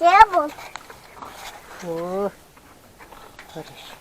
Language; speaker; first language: Russian; non-native, learner; Kazakh